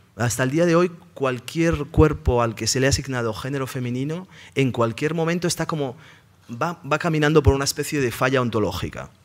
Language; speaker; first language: Spanish; native; Spanish